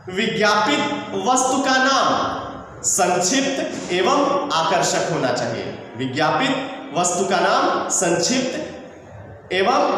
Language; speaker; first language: Hindi; native; Hindi